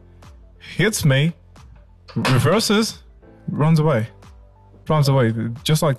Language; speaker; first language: English; native; English